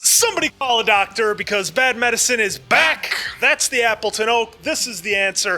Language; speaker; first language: English; native; English